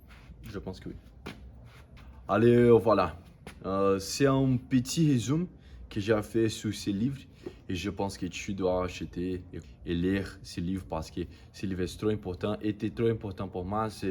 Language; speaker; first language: French; non-native, learner; Portuguese